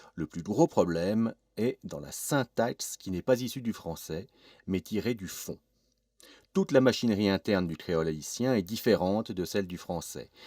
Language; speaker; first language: French; native; French